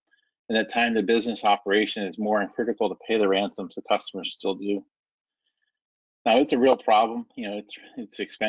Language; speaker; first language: English; native; English